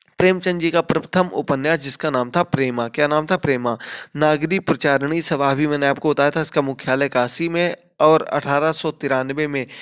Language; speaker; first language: Hindi; native; Hindi